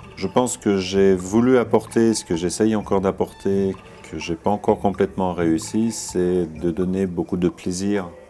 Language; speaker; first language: French; early bilingual, other home language; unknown